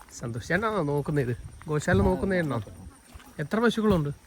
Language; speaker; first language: Malayalam; native; Malayalam